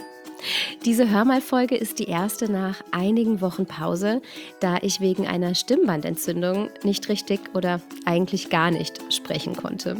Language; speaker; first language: German; native; German